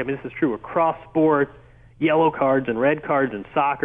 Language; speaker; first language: English; native; English